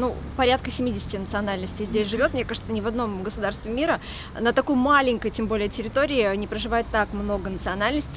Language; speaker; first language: Russian; native; Russian